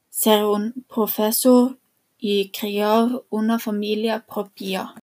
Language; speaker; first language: Spanish; non-native, learner; Norwegian